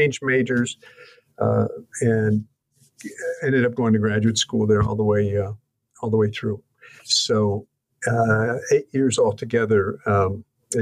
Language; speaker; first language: English; native; English